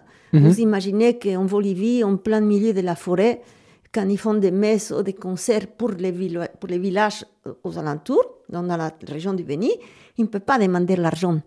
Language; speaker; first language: French; native; French